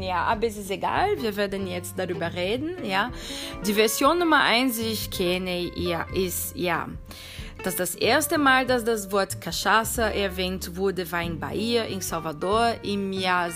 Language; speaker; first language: German; non-native, fluent; Portuguese